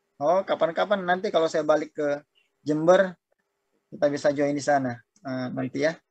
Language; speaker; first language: Indonesian; native; Indonesian